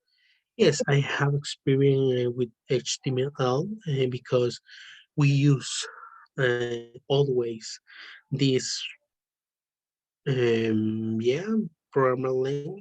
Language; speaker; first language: English; non-native, learner; Spanish